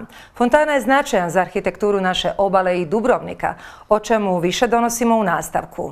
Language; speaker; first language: Serbian; native; Serbian